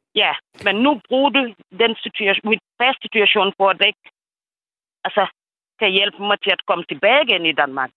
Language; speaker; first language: Danish; non-native, fluent; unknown